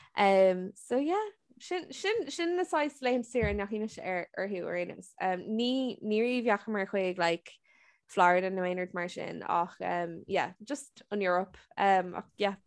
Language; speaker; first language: Irish; non-native, local second language; English